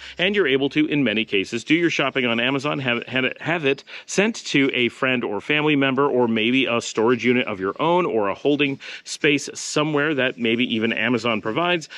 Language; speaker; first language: English; native; English